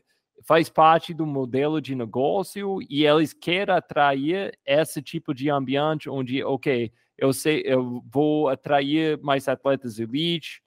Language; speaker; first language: Portuguese; non-native, fluent; English